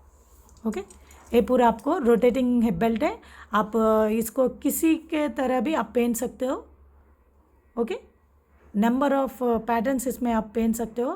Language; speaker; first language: Hindi; non-native, local second language; Telugu